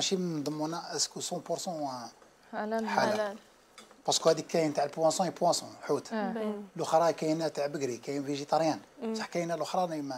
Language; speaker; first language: Arabic; native; Arabic